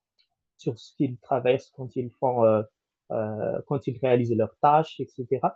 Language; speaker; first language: French; non-native, local second language; Malagasy